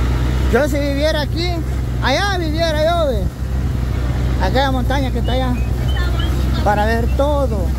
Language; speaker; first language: Spanish; native; Spanish